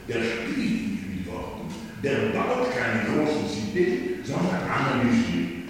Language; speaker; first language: German; non-native, fluent; Polish